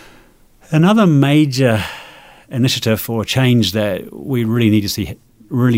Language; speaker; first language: English; native; English